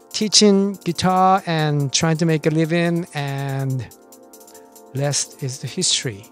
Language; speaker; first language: English; early bilingual, other home language; Japanese